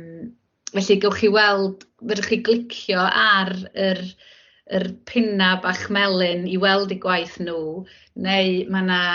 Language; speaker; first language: Welsh; native; Welsh